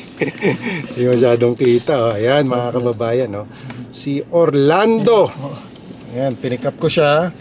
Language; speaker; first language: Filipino; native; Filipino